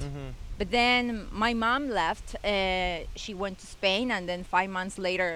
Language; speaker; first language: English; non-native, fluent; Spanish